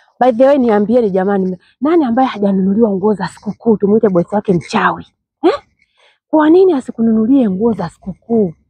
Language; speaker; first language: Swahili; native; Swahili